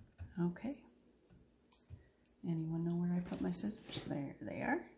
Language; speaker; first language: English; native; English